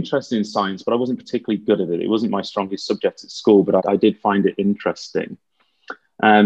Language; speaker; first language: English; native; English